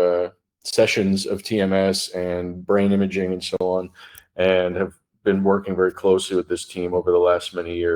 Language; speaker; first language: English; native; English